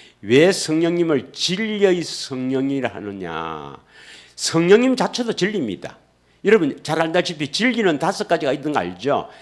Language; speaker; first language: Korean; native; Korean